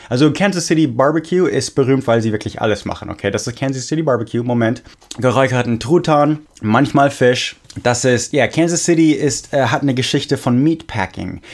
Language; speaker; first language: German; non-native, fluent; English